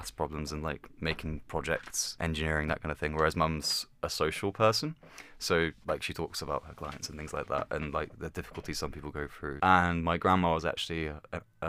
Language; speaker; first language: English; native; English